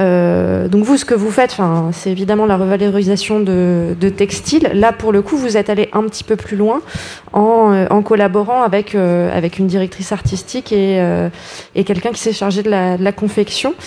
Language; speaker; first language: French; native; French